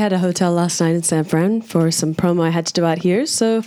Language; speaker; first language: English; native; English